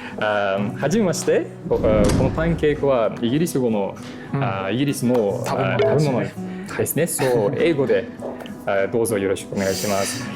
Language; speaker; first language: Japanese; non-native, learner; Kazakh